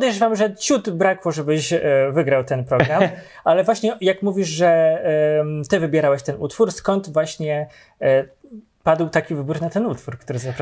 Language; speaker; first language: Polish; native; Polish